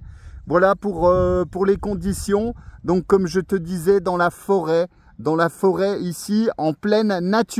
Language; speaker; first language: French; native; French